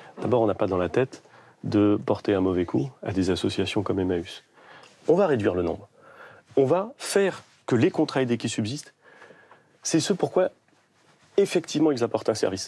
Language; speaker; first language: French; native; French